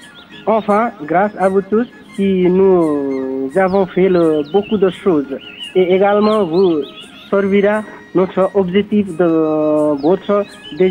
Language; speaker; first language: French; non-native, learner; Nepali